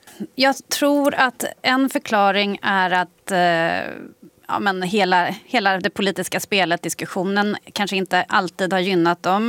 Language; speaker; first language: Swedish; native; Swedish